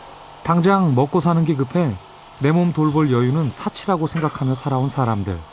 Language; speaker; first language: Korean; native; Korean